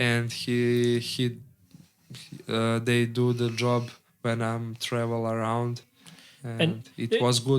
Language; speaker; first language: English; non-native, learner; Serbian